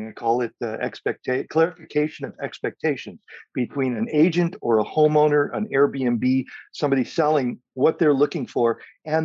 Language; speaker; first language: English; native; English